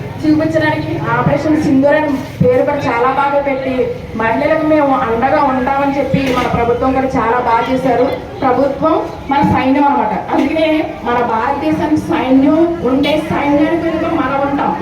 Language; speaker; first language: Telugu; native; Telugu